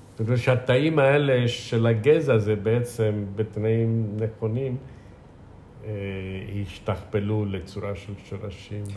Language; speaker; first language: Hebrew; non-native, fluent; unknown